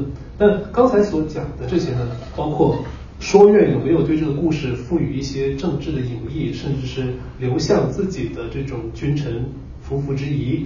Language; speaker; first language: Chinese; native; Chinese